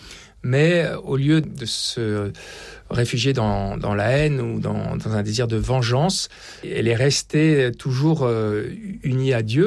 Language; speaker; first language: French; native; French